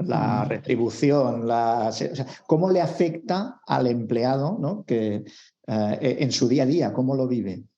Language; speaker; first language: Spanish; native; Spanish